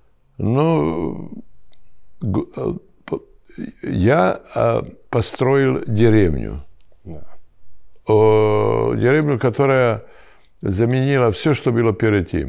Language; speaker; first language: Russian; non-native, learner; Serbian